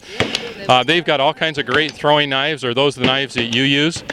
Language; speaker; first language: English; native; English